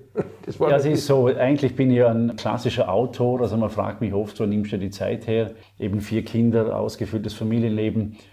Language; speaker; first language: German; native; German